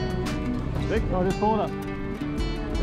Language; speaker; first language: English; native; English